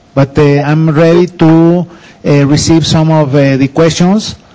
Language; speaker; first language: English; non-native, fluent; Spanish